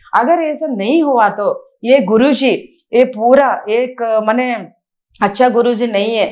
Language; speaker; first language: Hindi; non-native, local second language; Telugu